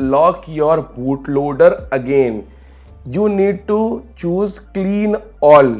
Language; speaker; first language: English; non-native, local second language; Hindi